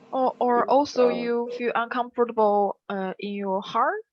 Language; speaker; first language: English; non-native, learner; Chinese